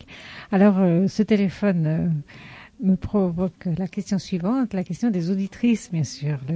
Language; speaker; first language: French; native; French